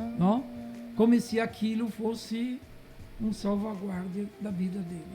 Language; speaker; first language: Portuguese; early bilingual, other home language; Italian